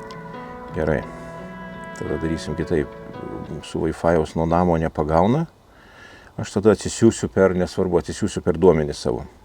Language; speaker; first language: Lithuanian; native; Lithuanian